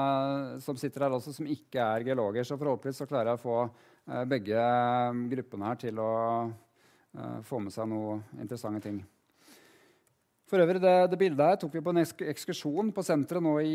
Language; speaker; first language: Norwegian; native; Norwegian